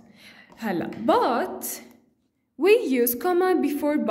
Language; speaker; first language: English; non-native, fluent; Arabic